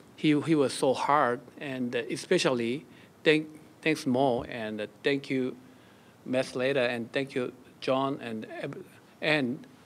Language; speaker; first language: English; non-native, learner; Korean